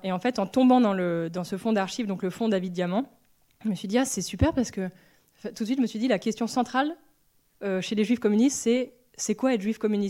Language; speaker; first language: French; native; French